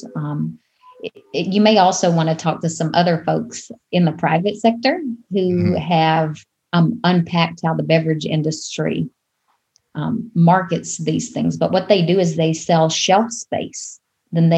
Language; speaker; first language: English; native; English